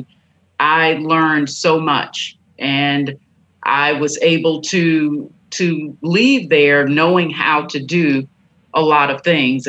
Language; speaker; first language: English; native; English